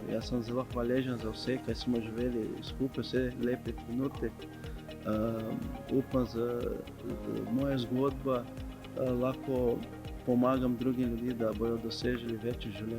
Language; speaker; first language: Slovenian; non-native, fluent; Portuguese